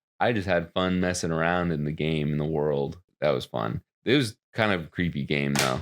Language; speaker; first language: English; native; English